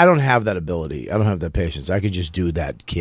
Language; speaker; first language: English; native; English